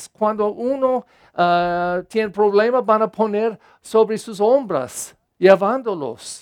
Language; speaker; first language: Spanish; non-native, fluent; English